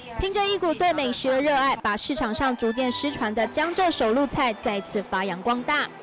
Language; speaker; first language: Chinese; native; Chinese